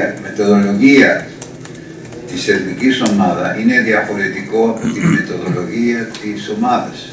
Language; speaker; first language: Greek; non-native, learner; Spanish